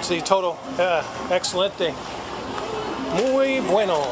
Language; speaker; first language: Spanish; non-native, learner; English